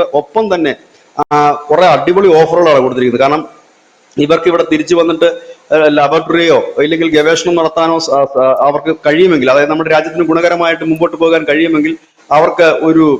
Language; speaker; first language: Malayalam; native; Malayalam